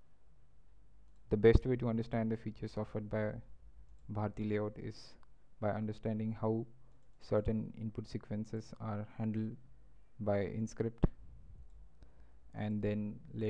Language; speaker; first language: English; non-native, local second language; Marathi